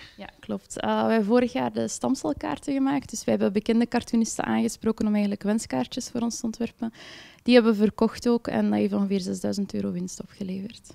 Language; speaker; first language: Dutch; native; Dutch